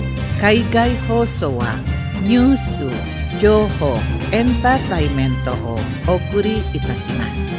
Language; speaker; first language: Japanese; non-native, fluent; Indonesian